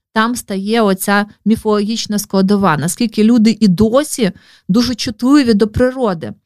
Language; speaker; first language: Ukrainian; non-native, local second language; Russian